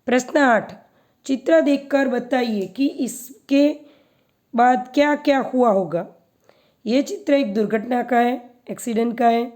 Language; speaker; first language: Hindi; non-native, local second language; Gujarati